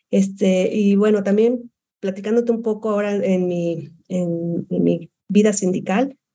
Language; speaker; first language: Spanish; native; Spanish